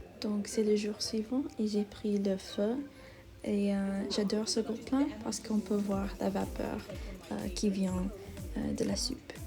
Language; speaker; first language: French; non-native, learner; English